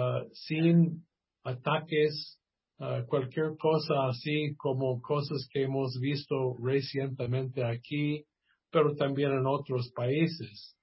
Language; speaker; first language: Spanish; non-native, fluent; English